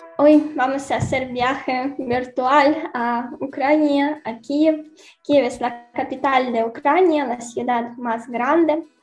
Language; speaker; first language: Spanish; non-native, fluent; Ukrainian